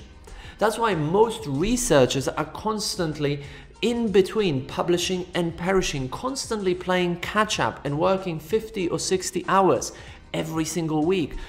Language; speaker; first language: English; non-native, fluent; Polish